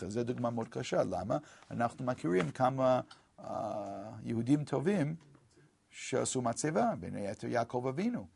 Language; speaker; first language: Hebrew; non-native, fluent; English